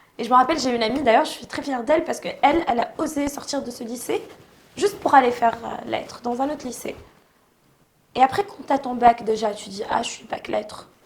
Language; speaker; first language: French; non-native, local second language; Arabic